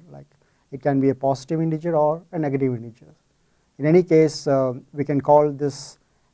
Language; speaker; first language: English; non-native, fluent; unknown